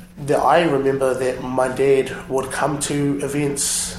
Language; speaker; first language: English; native; English